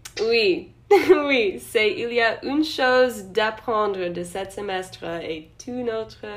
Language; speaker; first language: French; non-native, learner; English